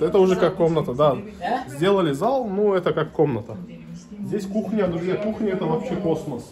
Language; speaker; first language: Russian; non-native, fluent; Turkish